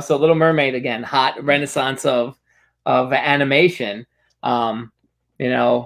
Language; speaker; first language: English; native; English